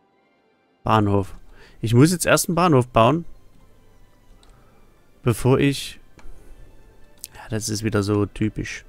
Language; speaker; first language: German; native; German